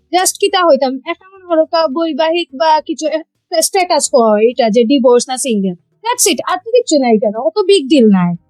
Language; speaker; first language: Bangla; non-native, local second language; Sylheti